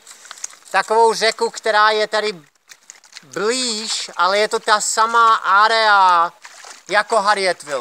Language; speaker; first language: Czech; early bilingual, heritage; Czech